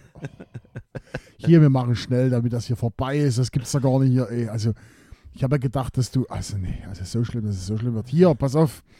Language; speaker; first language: German; native; German